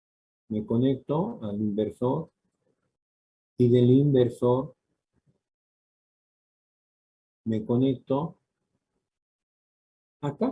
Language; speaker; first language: Spanish; native; Spanish